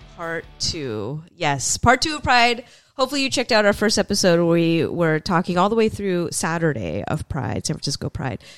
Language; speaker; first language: English; early bilingual, other home language; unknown